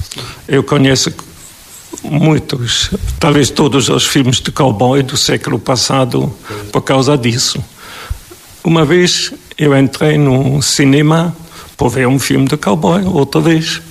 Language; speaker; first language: Portuguese; non-native, fluent; German